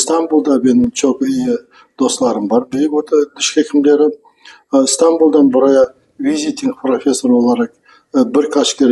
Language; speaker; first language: Turkish; non-native, learner; Kazakh